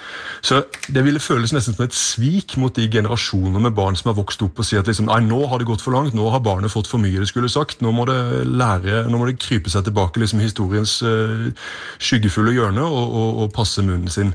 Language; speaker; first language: Norwegian; native; Norwegian